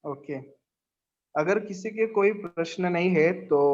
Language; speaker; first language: Hindi; non-native, local second language; Marathi